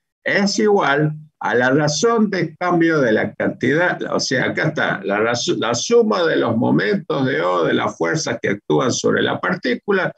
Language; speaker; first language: Spanish; native; Spanish